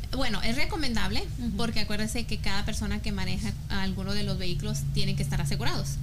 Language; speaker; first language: Spanish; early bilingual, heritage; Spanish